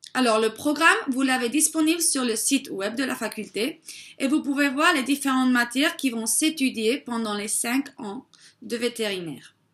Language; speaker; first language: French; non-native, fluent; Spanish